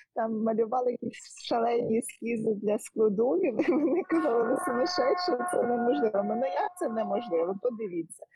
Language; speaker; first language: Ukrainian; native; Ukrainian